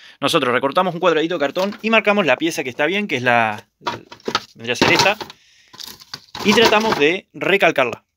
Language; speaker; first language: Spanish; native; Spanish